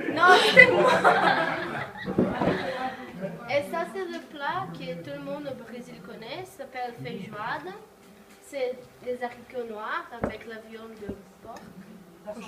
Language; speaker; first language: French; non-native, learner; Portuguese